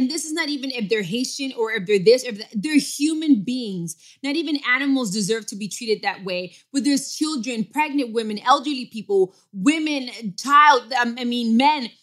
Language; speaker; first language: English; early bilingual, other home language; Spanish